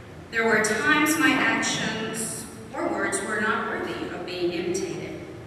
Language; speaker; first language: English; non-native, local second language; Spanish